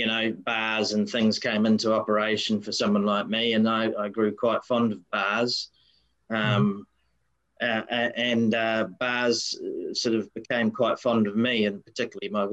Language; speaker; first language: English; native; English